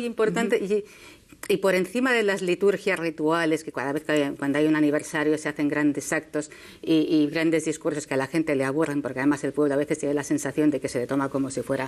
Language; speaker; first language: Spanish; native; Spanish